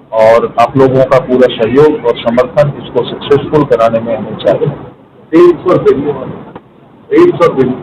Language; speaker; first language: Hindi; native; Hindi